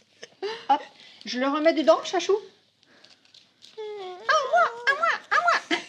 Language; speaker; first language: French; native; French